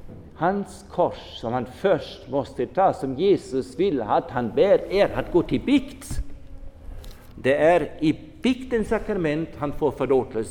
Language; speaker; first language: Swedish; non-native, fluent; German